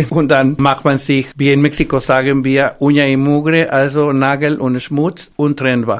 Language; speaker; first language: German; non-native, fluent; Spanish